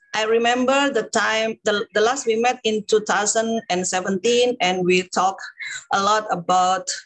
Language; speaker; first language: English; non-native, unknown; Indonesian